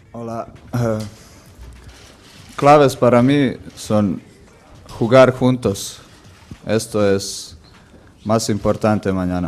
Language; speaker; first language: Spanish; non-native, fluent; Croatian